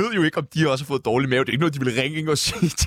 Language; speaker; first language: Danish; native; Danish